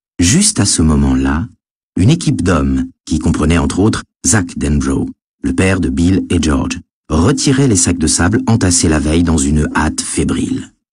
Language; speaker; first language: French; native; French